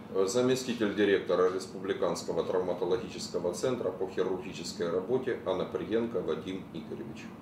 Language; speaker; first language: Russian; native; Russian